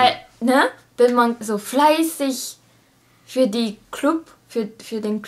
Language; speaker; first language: German; non-native, learner; Japanese